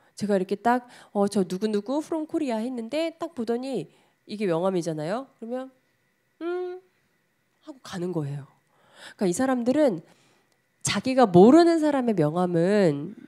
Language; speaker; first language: Korean; native; Korean